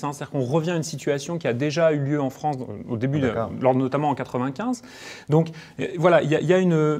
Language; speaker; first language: French; native; French